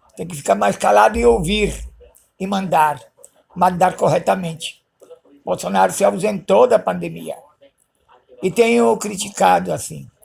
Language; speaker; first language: Portuguese; early bilingual, other home language; Spanish